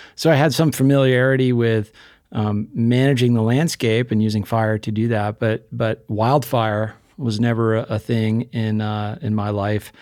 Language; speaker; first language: English; native; English